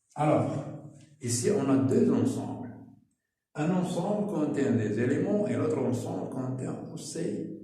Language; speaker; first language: French; non-native, local second language; Arabic